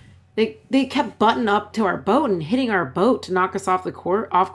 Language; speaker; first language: English; native; English